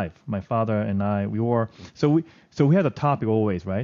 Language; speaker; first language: English; non-native, fluent; Korean